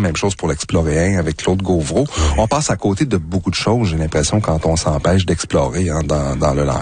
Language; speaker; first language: French; native; French